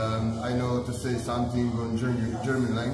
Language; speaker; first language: English; non-native, learner; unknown